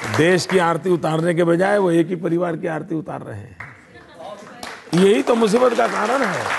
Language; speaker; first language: Hindi; non-native, local second language; Gujarati